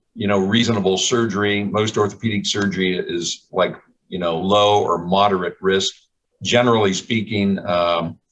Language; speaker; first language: English; native; English